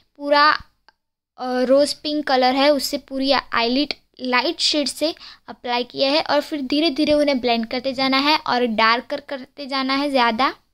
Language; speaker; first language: Hindi; non-native, local second language; Gujarati